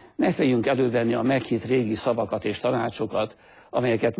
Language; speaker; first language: Hungarian; native; Hungarian